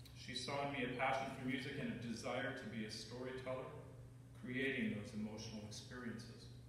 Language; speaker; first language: English; native; English